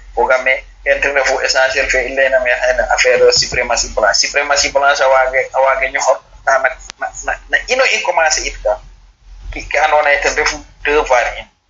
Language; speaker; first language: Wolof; non-native, local second language; Serer